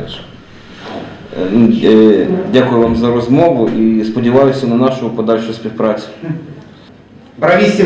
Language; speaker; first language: Ukrainian; native; Ukrainian